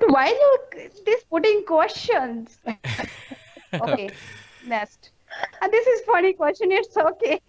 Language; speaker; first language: English; non-native, learner; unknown